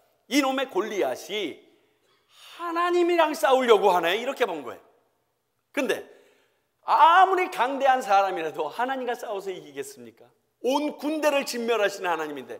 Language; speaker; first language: Korean; native; Korean